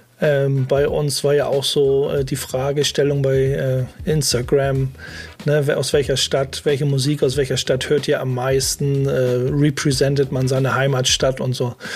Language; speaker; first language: German; native; German